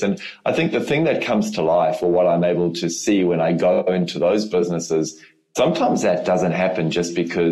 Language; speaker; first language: English; native; English